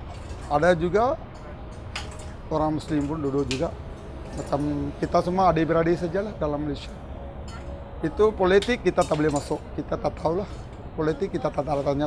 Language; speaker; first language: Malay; non-native, local second language; Tamil